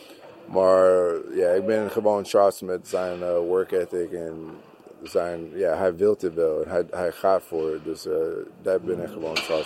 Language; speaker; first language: Dutch; non-native, learner; English